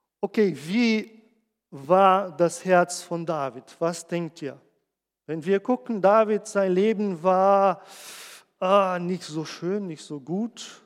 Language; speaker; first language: German; non-native, fluent; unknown